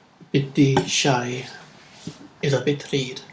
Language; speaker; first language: Arabic; non-native, learner; English